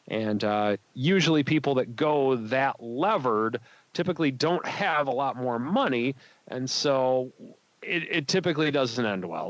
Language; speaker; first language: English; native; English